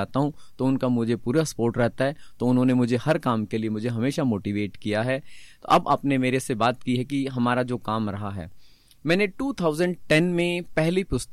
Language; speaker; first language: Hindi; native; Hindi